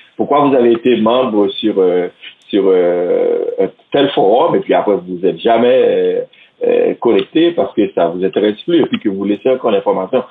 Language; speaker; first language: French; non-native, local second language; Haitian Creole